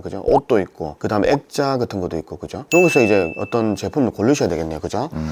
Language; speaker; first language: Korean; native; Korean